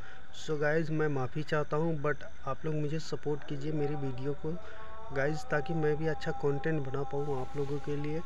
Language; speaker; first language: Hindi; native; Hindi